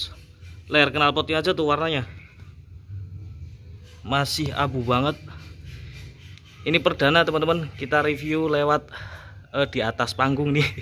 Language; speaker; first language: Indonesian; native; Indonesian